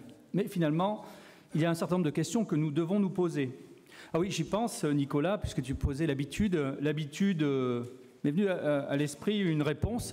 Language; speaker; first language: French; native; French